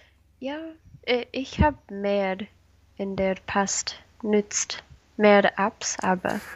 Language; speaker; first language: German; non-native, learner; Spanish